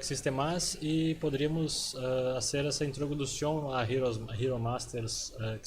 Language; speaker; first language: Spanish; non-native, learner; Portuguese